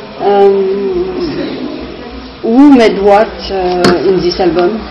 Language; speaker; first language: English; non-native, learner; French